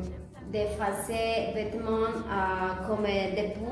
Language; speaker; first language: French; non-native, learner; Spanish